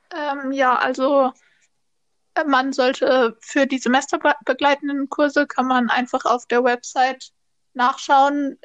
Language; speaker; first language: German; native; German